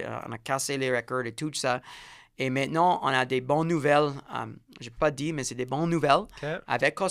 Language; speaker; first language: French; non-native, learner; English